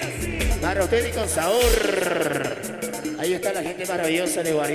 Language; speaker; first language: Spanish; native; Spanish